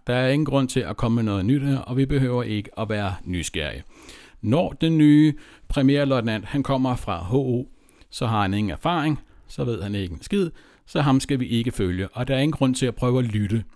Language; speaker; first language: Danish; native; Danish